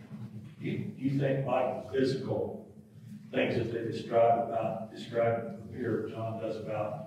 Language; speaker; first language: English; native; English